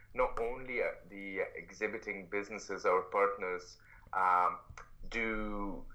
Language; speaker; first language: English; non-native, fluent; Arabic